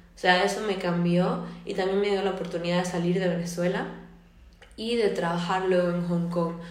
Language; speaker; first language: Spanish; native; Spanish